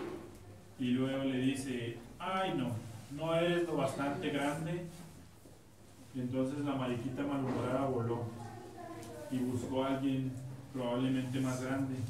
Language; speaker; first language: Spanish; native; Spanish